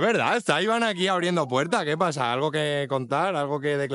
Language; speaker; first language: Spanish; native; Spanish